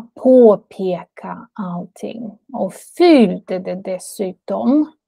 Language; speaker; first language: Swedish; non-native, fluent; Russian